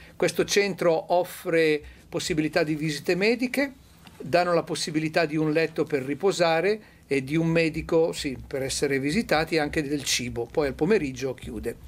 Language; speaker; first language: Italian; native; Italian